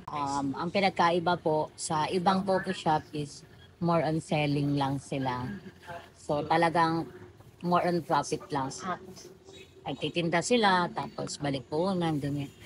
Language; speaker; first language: Filipino; native; Filipino